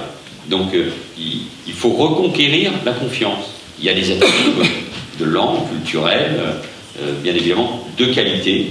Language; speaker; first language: French; native; French